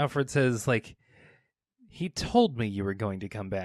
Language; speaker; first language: English; native; English